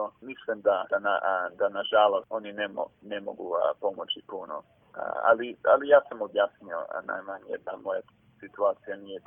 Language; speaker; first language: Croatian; early bilingual, heritage; English